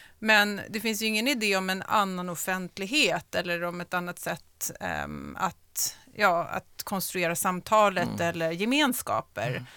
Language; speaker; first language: Swedish; native; Swedish